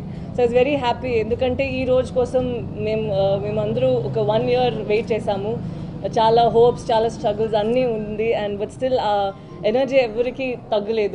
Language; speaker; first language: Telugu; non-native, fluent; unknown